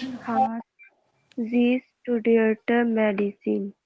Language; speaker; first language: German; non-native, learner; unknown